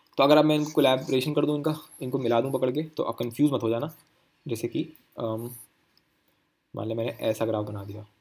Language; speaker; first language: Hindi; native; Hindi